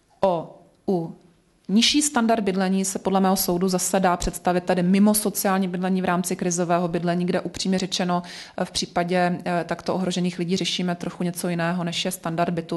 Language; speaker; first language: Czech; native; Czech